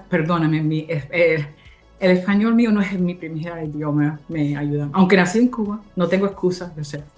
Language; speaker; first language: Spanish; early bilingual, heritage; English